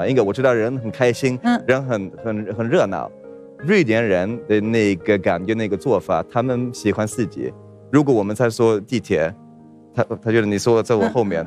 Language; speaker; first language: Chinese; non-native, fluent; Swedish